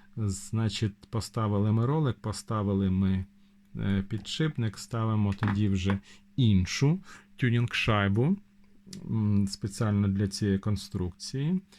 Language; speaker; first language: Ukrainian; non-native, local second language; Russian